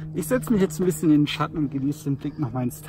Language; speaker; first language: German; native; German